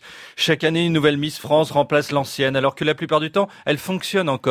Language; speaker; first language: French; native; French